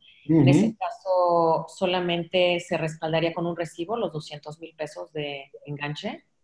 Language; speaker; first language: Spanish; native; Spanish